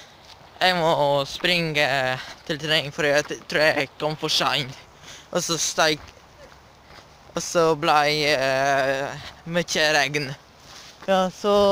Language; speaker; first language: Norwegian; non-native, learner; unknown